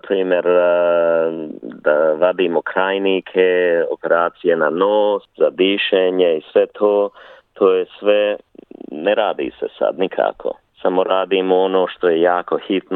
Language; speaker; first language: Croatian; early bilingual, heritage; Bosnian